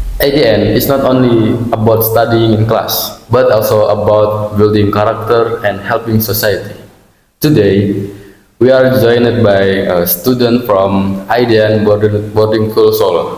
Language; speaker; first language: English; non-native, learner; Indonesian